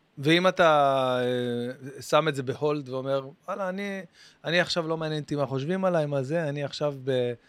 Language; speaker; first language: Hebrew; native; Hebrew